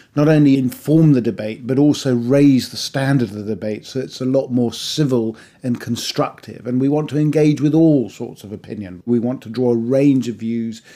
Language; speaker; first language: English; early bilingual, other home language; Persian